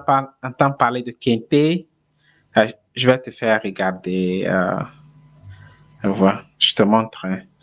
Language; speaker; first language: French; non-native, fluent; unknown